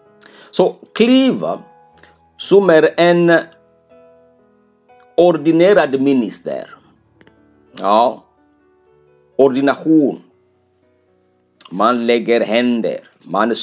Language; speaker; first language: Swedish; non-native, fluent; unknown